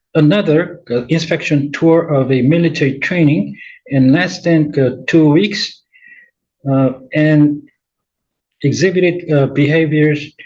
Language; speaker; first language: English; non-native, fluent; Korean